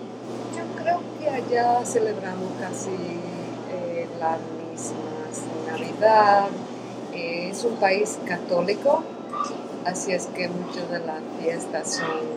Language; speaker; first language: Spanish; early bilingual, other home language; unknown